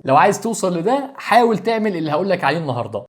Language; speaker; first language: Arabic; native; Arabic